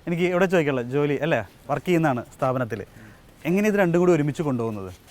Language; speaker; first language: Malayalam; native; Malayalam